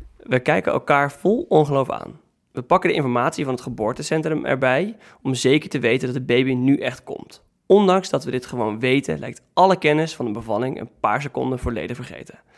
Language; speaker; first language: Dutch; native; Dutch